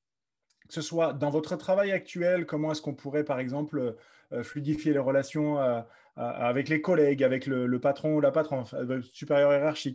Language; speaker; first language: French; native; French